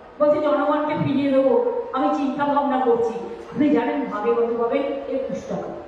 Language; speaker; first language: Bangla; native; Bangla